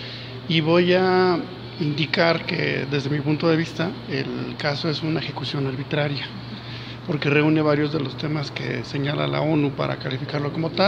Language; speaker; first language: Spanish; native; Spanish